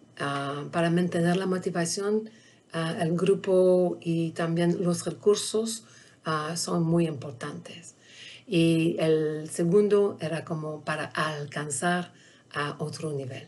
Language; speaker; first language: Spanish; non-native, learner; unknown